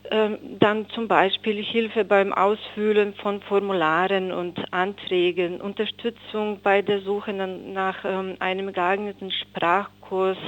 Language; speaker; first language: German; non-native, fluent; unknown